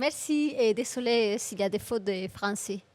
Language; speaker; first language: French; non-native, fluent; Spanish